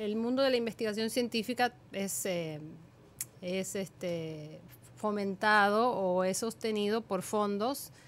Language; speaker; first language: Spanish; native; Spanish